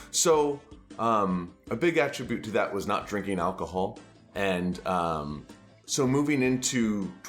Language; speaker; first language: English; native; English